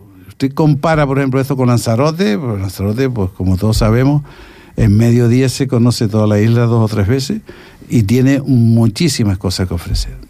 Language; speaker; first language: Spanish; native; Spanish